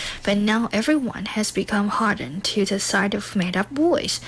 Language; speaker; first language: English; non-native, fluent; Chinese